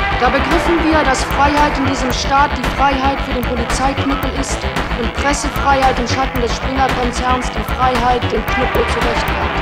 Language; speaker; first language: German; native; German